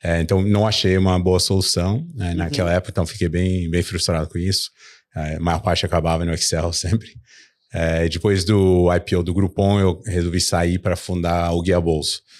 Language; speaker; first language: Portuguese; non-native, fluent; English